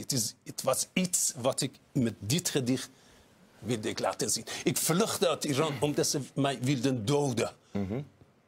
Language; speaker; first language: Dutch; non-native, fluent; Persian